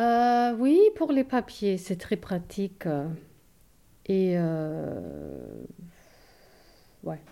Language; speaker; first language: French; non-native, fluent; German